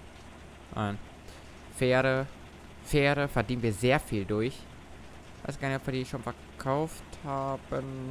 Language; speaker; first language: German; native; German